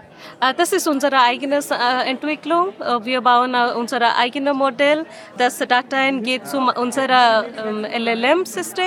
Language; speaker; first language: German; non-native, learner; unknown